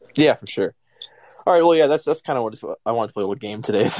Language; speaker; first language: English; native; English